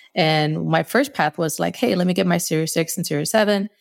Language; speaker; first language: English; early bilingual, other home language; Spanish